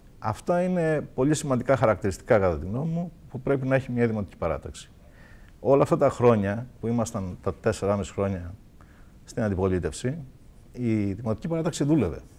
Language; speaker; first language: Greek; native; Greek